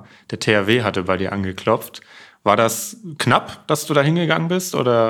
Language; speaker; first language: German; native; German